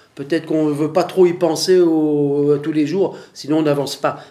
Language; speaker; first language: French; non-native, fluent; Vietnamese